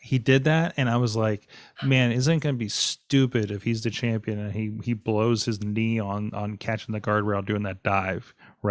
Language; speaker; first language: English; native; English